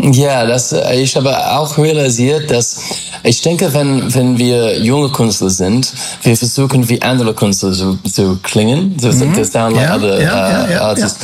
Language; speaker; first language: German; non-native, learner; English